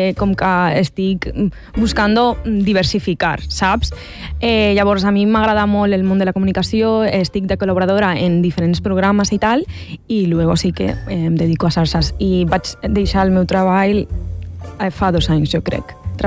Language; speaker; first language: Catalan; non-native, local second language; Spanish